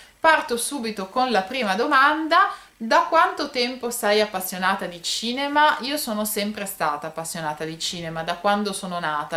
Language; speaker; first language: Italian; native; Italian